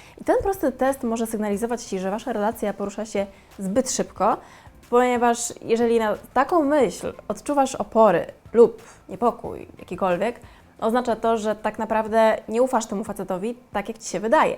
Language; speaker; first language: Polish; native; Polish